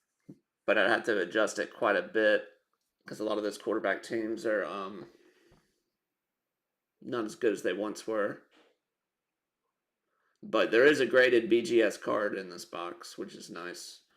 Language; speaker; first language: English; native; English